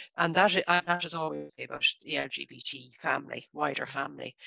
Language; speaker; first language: English; native; English